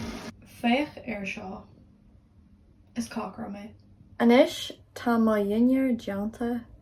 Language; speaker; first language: Irish; non-native, local second language; English